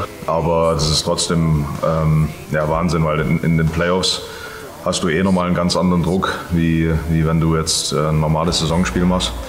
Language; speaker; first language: German; native; German